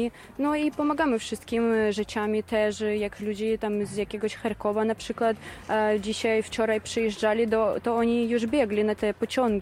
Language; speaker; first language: Polish; non-native, fluent; Ukrainian